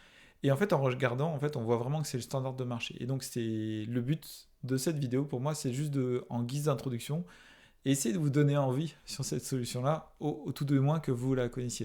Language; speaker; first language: French; native; French